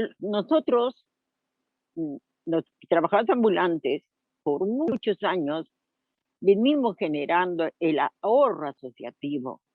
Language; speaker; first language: Spanish; native; Spanish